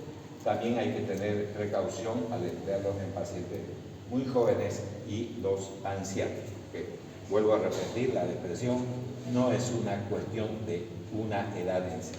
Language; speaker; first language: Spanish; native; Spanish